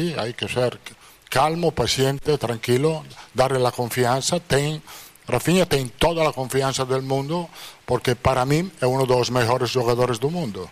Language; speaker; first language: Portuguese; non-native, fluent; Italian